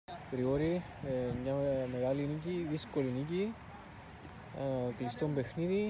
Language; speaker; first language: Greek; native; Greek